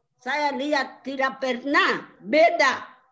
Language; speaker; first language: Indonesian; non-native, local second language; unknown